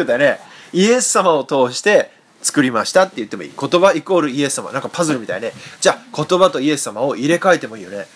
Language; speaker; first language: Japanese; native; Japanese